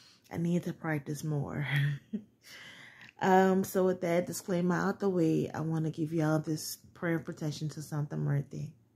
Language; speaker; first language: English; native; English